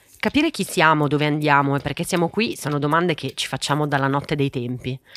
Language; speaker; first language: Italian; early bilingual, other home language; Portuguese